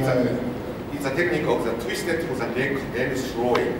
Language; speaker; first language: English; non-native, learner; Japanese